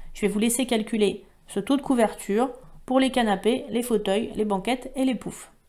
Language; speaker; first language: French; native; French